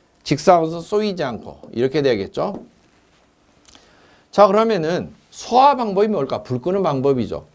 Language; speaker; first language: Korean; native; Korean